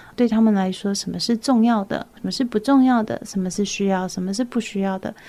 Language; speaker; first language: Chinese; early bilingual, heritage; Chinese